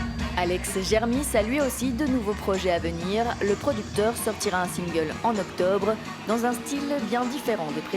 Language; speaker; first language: French; native; French